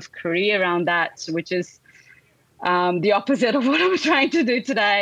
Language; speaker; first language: English; non-native, fluent; Portuguese